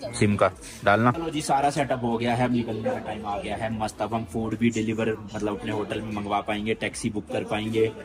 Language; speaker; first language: Hindi; native; Hindi